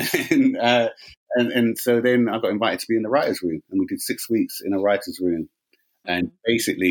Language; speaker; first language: English; native; English